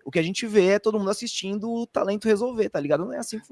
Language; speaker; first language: Portuguese; native; Portuguese